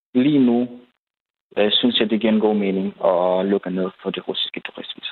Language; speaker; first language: Danish; non-native, fluent; Ukrainian